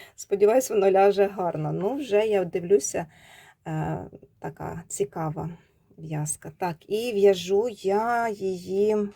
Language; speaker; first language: Ukrainian; native; Ukrainian